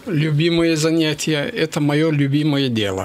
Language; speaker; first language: Russian; non-native, local second language; Azerbaijani